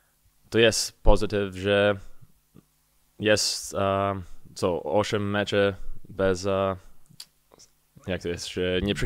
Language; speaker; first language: Polish; early bilingual, heritage; English